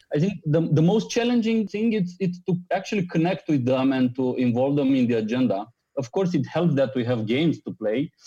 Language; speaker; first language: English; non-native, fluent; Romanian